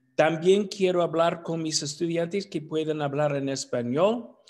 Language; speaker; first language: Spanish; non-native, learner; English